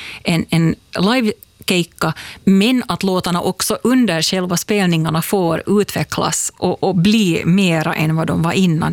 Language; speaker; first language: Swedish; native; Swedish